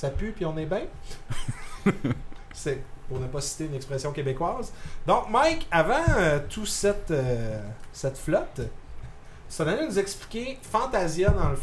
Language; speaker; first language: French; native; French